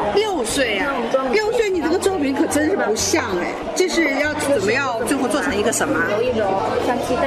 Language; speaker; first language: Chinese; native; Chinese